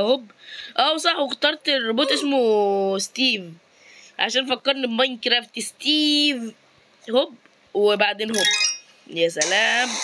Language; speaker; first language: Arabic; native; Arabic